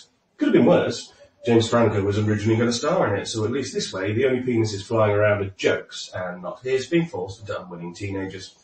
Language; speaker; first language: English; native; English